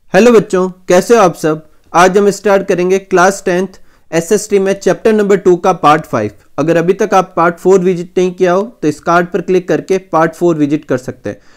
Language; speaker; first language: Hindi; native; Hindi